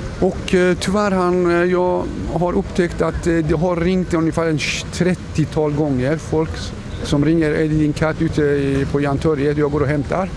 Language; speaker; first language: Swedish; non-native, fluent; Persian